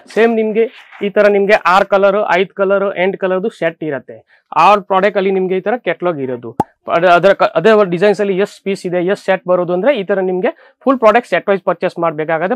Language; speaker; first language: Kannada; non-native, fluent; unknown